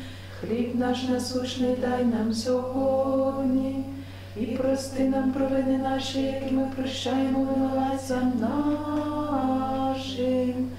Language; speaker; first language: Ukrainian; non-native, fluent; French